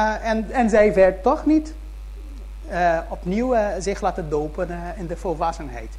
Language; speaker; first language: Dutch; early bilingual, heritage; Dutch